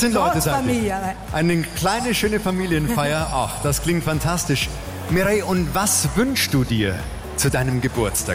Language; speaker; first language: German; native; German